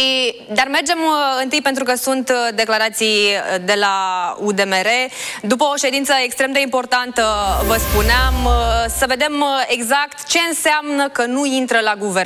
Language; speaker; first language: Romanian; native; Romanian